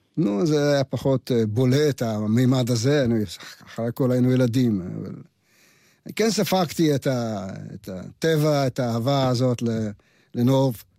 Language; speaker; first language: Hebrew; non-native, fluent; Russian